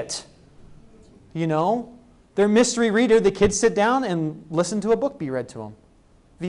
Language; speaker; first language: English; native; English